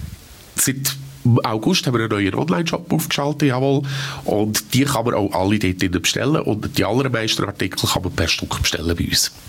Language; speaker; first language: German; native; German